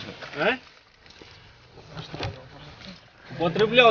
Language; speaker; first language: Russian; non-native, local second language; Kyrgyz